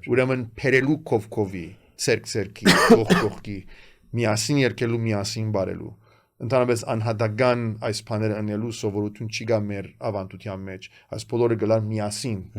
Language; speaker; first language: Armenian; early bilingual, heritage; Armenian